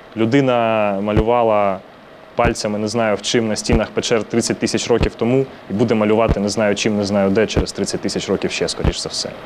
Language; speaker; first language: Ukrainian; non-native, local second language; Russian